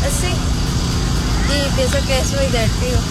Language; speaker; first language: Spanish; early bilingual, other home language; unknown